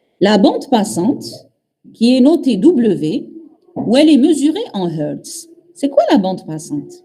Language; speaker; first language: French; non-native, local second language; Arabic